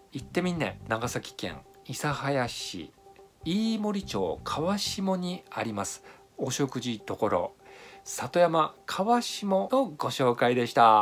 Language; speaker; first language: Japanese; native; Japanese